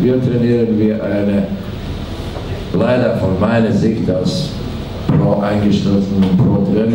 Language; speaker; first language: German; non-native, learner; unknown